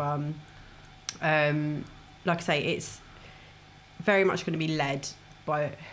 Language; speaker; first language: English; native; English